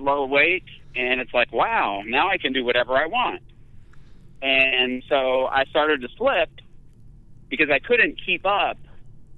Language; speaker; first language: English; native; English